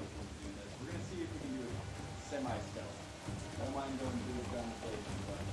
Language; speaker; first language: English; native; English